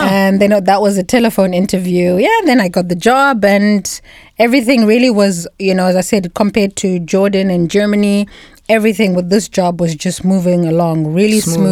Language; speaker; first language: English; non-native, local second language; Shona